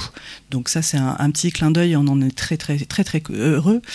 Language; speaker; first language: French; native; French